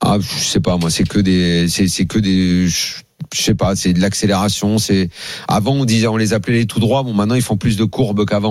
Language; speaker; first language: French; native; French